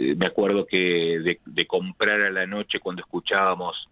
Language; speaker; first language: Spanish; native; Spanish